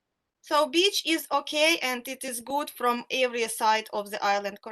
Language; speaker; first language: English; non-native, fluent; Russian